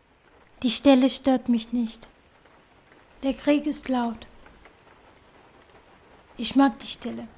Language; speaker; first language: German; non-native, fluent; Kurdish